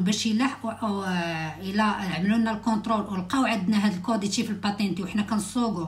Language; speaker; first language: Arabic; native; Arabic